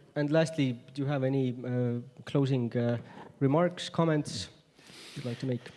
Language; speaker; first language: English; non-native, fluent; Estonian